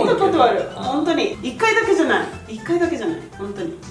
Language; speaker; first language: Japanese; non-native, learner; Spanish